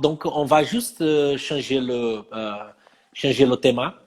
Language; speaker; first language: French; non-native, fluent; Portuguese